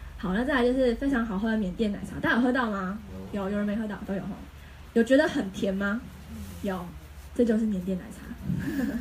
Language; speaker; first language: Chinese; native; Chinese